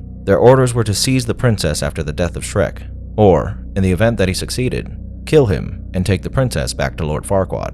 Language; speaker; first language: English; native; English